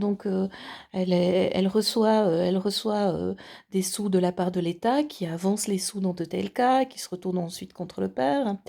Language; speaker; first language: French; native; French